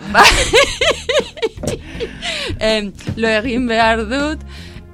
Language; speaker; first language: Basque; non-native, local second language; Spanish